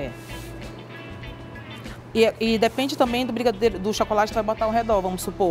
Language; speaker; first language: Portuguese; native; Portuguese